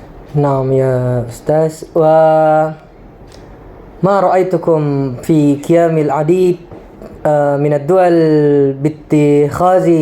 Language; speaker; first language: Arabic; non-native, learner; Indonesian